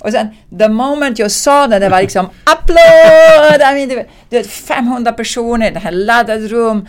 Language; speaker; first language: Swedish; non-native, fluent; Italian